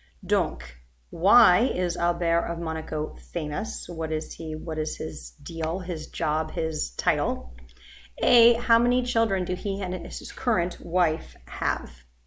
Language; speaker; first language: English; native; English